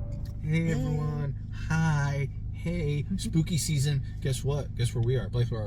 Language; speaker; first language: English; native; English